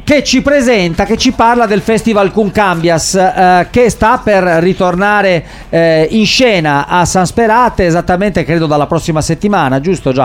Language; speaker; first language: Italian; native; Italian